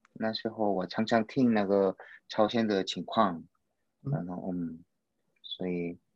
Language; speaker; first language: Chinese; non-native, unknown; Korean